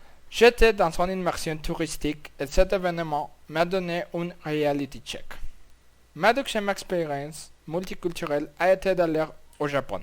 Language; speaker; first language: French; non-native, learner; Spanish